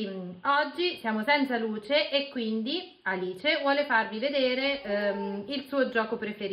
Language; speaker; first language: Italian; native; Italian